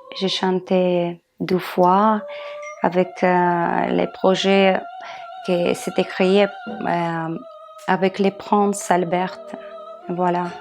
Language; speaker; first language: French; non-native, learner; Russian